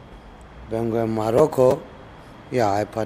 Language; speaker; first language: Spanish; non-native, learner; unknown